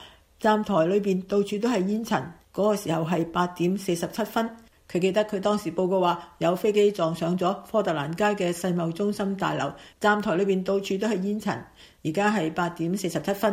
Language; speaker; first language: Chinese; non-native, local second language; Cantonese